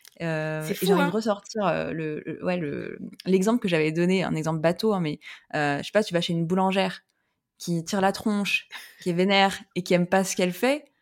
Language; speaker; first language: French; native; French